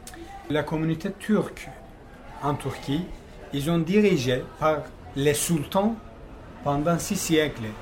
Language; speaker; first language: French; non-native, fluent; Kurdish